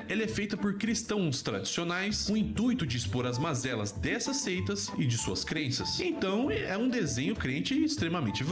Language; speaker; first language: Portuguese; native; Portuguese